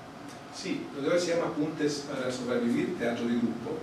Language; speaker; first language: Spanish; non-native, fluent; Italian